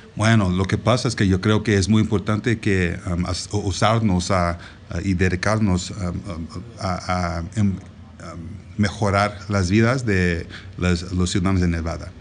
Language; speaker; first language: Spanish; non-native, learner; English